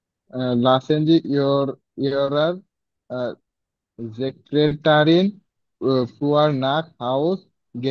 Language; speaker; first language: German; non-native, learner; Bangla